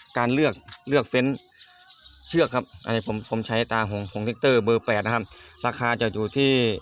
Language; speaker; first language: Thai; native; Thai